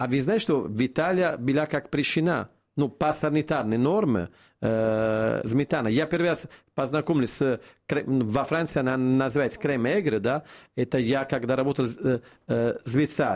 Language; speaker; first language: Russian; non-native, fluent; Italian